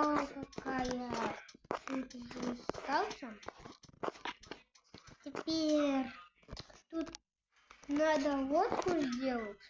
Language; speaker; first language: Russian; non-native, local second language; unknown